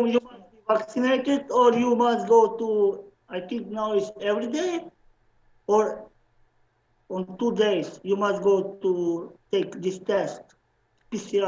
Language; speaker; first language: English; non-native, learner; Slovenian